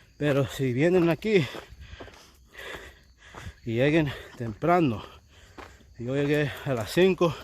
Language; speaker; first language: Spanish; early bilingual, heritage; Spanish